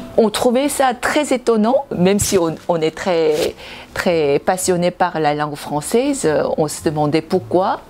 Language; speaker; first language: French; non-native, fluent; Korean